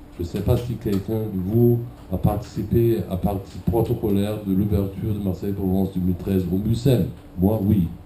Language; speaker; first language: French; non-native, fluent; German